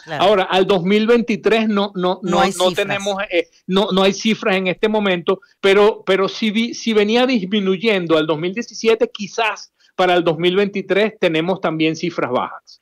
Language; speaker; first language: Spanish; native; Spanish